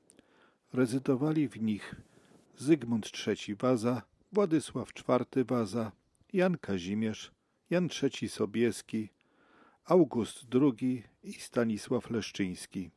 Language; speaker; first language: Polish; native; Polish